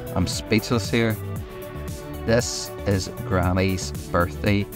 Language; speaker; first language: English; native; English